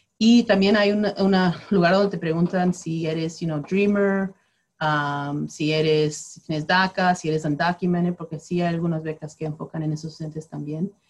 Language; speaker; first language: Spanish; early bilingual, heritage; Spanish